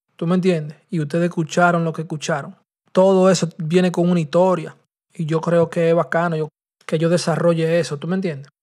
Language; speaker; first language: Spanish; early bilingual, heritage; Spanish